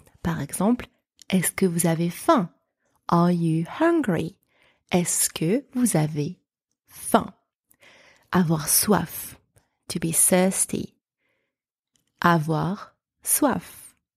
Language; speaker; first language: French; native; French